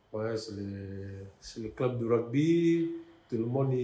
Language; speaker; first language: French; non-native, learner; Fijian